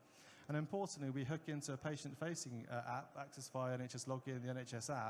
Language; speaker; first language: English; native; English